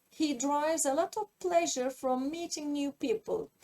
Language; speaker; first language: English; non-native, fluent; Turkish